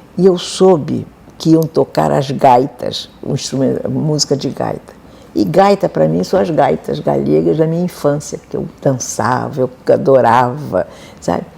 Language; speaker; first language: Portuguese; native; Portuguese